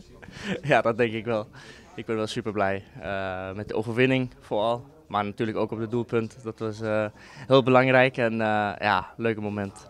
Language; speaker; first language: Dutch; non-native, fluent; Danish